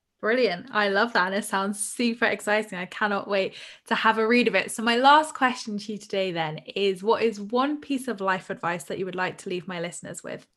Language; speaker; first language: English; native; English